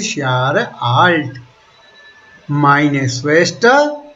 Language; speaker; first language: German; non-native, fluent; Hindi